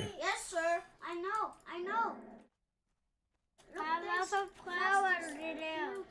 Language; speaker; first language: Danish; early bilingual, other home language; Vietnamese